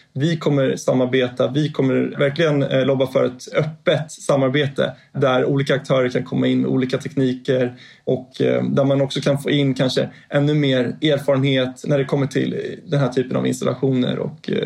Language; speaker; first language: Swedish; native; Swedish